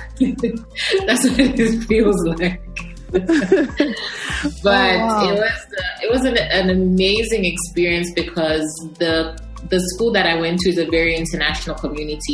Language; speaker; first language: English; non-native, local second language; Bemba